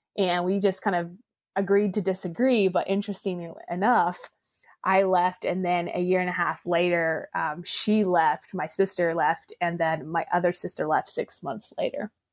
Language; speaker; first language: English; non-native, local second language; Pennsylvania German